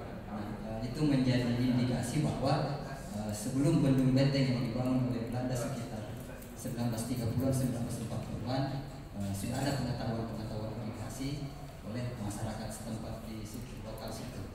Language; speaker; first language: Indonesian; native; Indonesian